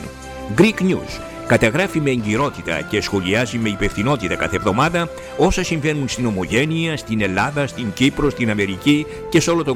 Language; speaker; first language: Greek; native; Greek